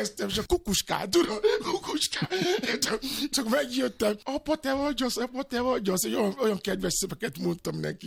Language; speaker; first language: Hungarian; non-native, learner; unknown